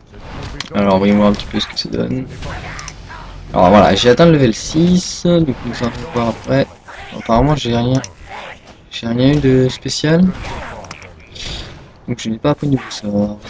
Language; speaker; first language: French; native; French